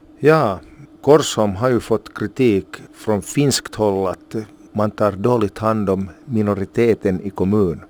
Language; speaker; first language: Swedish; native; Swedish